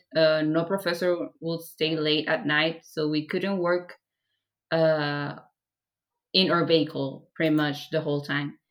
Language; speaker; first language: English; non-native, fluent; Persian